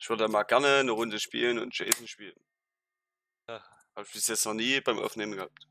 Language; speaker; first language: German; native; German